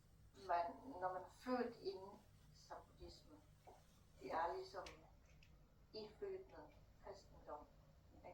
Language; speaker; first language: Danish; non-native, fluent; Thai